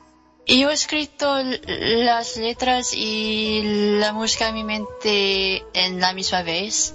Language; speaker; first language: Spanish; non-native, learner; English